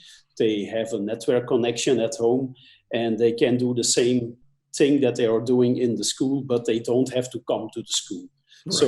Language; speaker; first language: English; non-native, fluent; Dutch